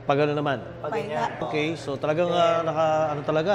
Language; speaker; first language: Filipino; native; Filipino